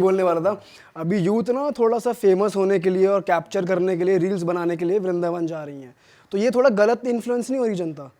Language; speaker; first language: Hindi; native; Hindi